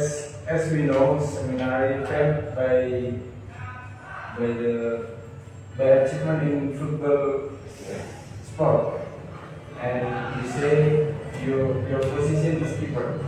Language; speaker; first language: English; non-native, learner; Indonesian